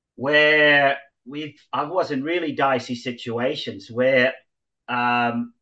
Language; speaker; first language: English; non-native, fluent; Dutch